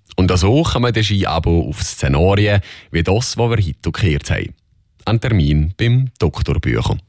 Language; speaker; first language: German; native; German